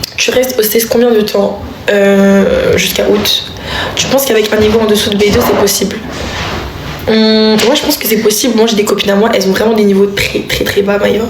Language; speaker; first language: French; native; French